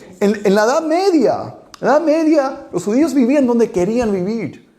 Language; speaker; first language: Spanish; non-native, fluent; English